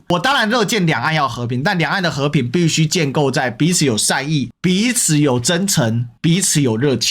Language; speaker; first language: Chinese; native; Chinese